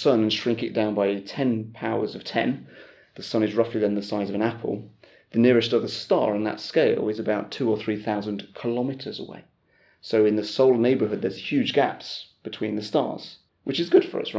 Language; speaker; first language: English; native; English